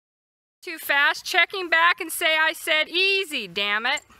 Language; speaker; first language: English; native; English